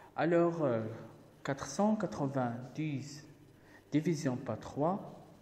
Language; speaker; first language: French; non-native, local second language; Arabic